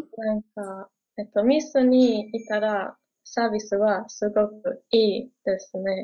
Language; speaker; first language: Japanese; non-native, learner; German